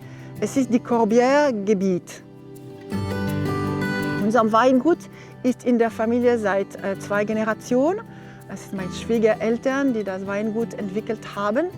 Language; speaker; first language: German; non-native, learner; French